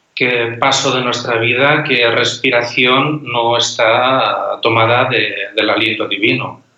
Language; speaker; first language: Spanish; native; Spanish